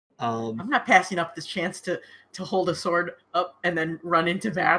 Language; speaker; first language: English; native; English